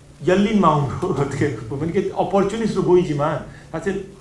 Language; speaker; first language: Korean; non-native, learner; Hindi